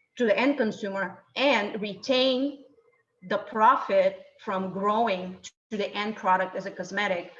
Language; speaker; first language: English; non-native, fluent; Bulgarian